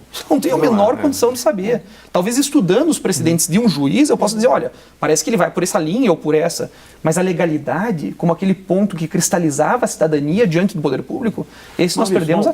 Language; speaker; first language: Portuguese; native; Portuguese